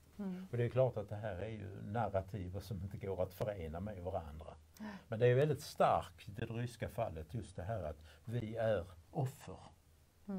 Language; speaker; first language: Swedish; native; Swedish